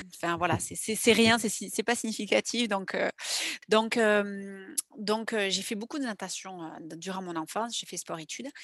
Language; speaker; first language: French; native; French